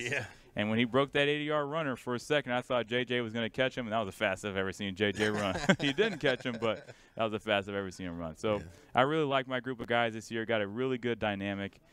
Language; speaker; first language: English; native; English